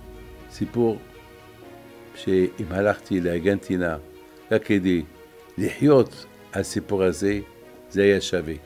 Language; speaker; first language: Hebrew; non-native, fluent; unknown